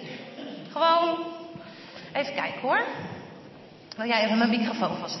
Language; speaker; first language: Dutch; native; Dutch